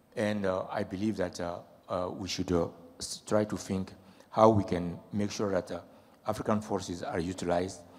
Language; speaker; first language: English; non-native, fluent; French